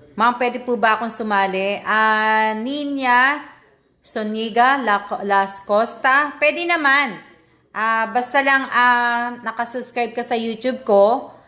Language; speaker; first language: Filipino; native; Filipino